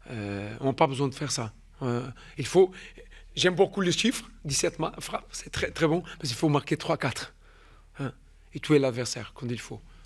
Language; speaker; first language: French; non-native, fluent; Portuguese